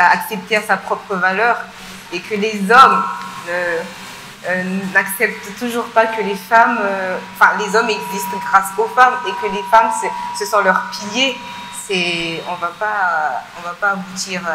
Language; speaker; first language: French; non-native, local second language; Malagasy